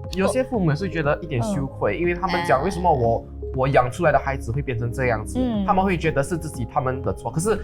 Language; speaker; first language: Chinese; non-native, local second language; English